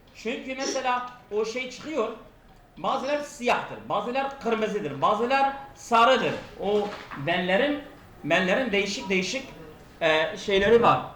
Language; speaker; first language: Turkish; non-native, local second language; Kurdish